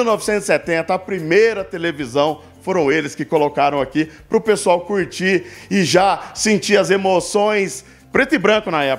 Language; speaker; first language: Portuguese; native; Portuguese